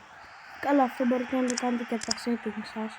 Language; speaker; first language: Greek; native; Greek